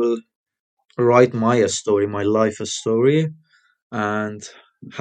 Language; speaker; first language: English; non-native, fluent; Persian